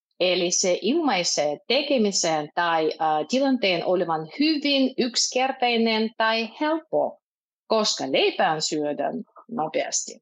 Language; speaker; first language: Finnish; non-native, fluent; Russian